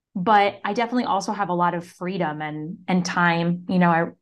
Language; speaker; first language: English; native; English